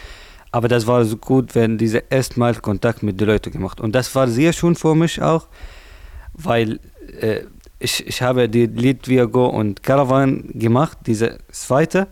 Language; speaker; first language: German; non-native, learner; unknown